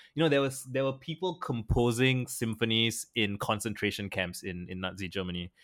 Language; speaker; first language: English; native; English